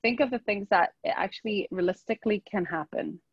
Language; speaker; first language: English; non-native, local second language; Chinese